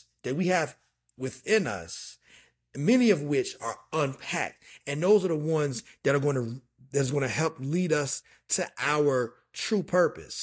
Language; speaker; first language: English; native; English